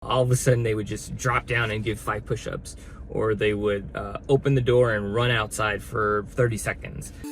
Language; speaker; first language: English; native; English